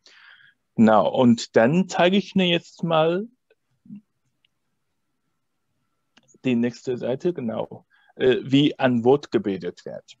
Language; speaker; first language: German; non-native, fluent; Chinese